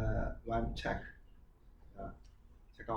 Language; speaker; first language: English; non-native, learner; Chinese